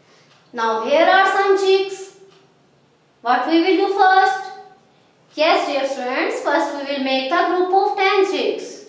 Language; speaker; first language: English; non-native, local second language; Urdu